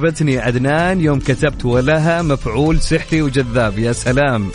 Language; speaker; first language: Arabic; native; Arabic